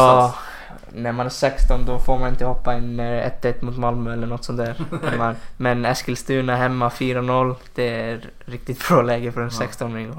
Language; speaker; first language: Swedish; non-native, fluent; Icelandic